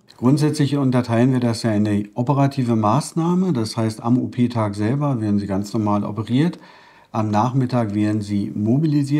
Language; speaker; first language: German; native; German